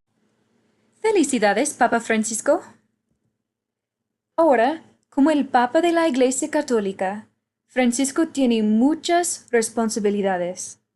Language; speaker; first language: Spanish; non-native, fluent; English